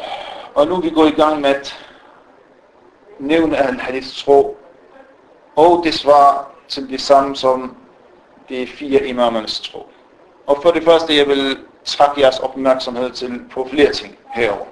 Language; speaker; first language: Danish; non-native, fluent; Arabic